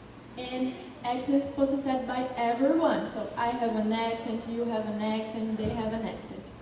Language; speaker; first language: English; non-native, learner; Portuguese